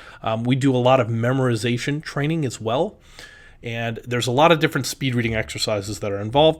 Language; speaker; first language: English; native; English